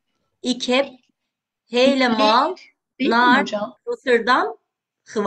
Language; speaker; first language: Dutch; non-native, learner; Turkish